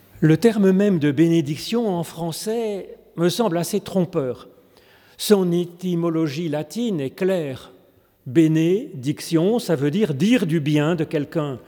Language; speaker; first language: French; native; French